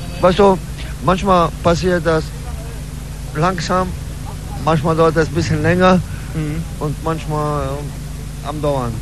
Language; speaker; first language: German; non-native, learner; Polish